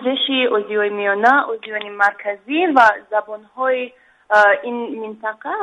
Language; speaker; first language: Persian; non-native, learner; English